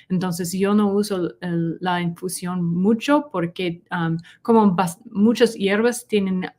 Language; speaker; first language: Spanish; non-native, learner; English